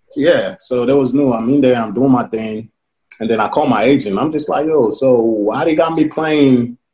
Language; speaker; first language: English; non-native, local second language; Yoruba